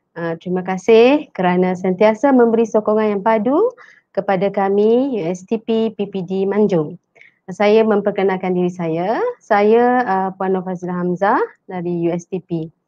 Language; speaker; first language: Malay; native; Malay